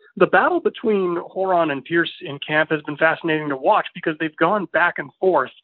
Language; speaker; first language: English; native; English